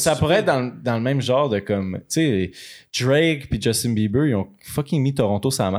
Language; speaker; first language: French; native; French